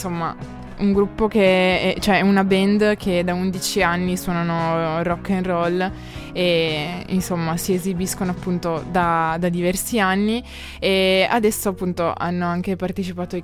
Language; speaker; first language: Italian; native; Italian